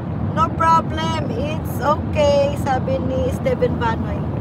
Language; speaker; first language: English; non-native, local second language; Cebuano